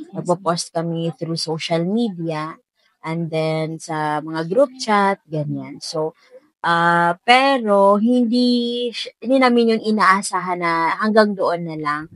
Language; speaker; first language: Filipino; non-native, local second language; Maranao